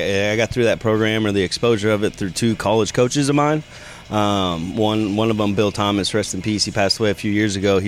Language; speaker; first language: English; early bilingual, other home language; Spanish